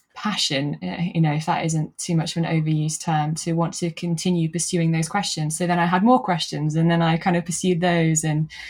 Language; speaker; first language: English; native; English